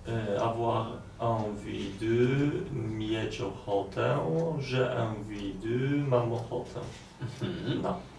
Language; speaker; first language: French; non-native, learner; Polish